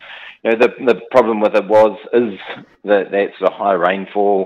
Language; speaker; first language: English; native; English